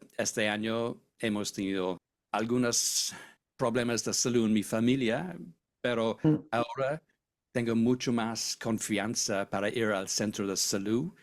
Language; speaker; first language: Spanish; non-native, fluent; English